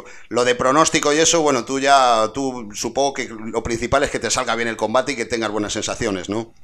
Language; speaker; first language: Spanish; native; Spanish